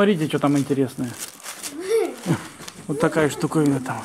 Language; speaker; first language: Russian; native; Russian